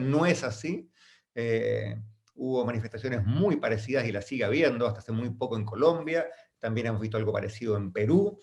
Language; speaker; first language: Spanish; native; Spanish